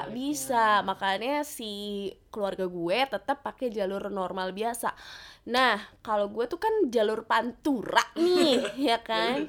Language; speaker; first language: Indonesian; native; Indonesian